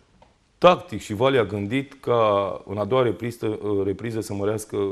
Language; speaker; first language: Romanian; native; Romanian